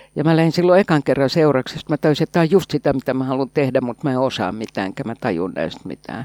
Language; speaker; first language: Finnish; native; Finnish